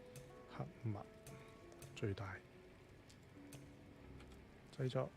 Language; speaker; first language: Chinese; native; Chinese